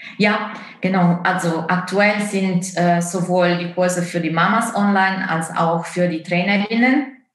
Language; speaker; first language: German; non-native, fluent; Italian